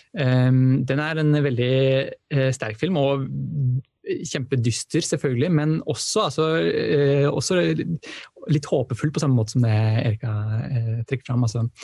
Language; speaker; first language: Norwegian; native; Norwegian